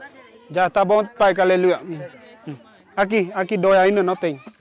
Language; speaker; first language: Portuguese; non-native, learner; Vietnamese